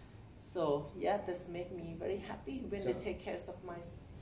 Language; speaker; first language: English; non-native, learner; Thai